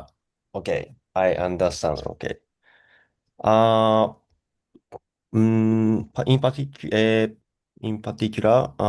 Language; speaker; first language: English; non-native, learner; Japanese